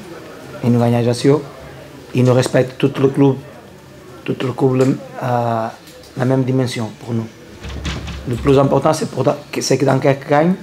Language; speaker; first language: French; non-native, learner; Portuguese